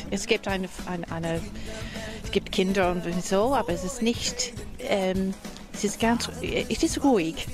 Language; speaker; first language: German; non-native, learner; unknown